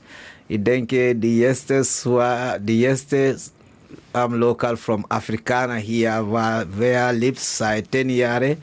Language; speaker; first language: German; non-native, learner; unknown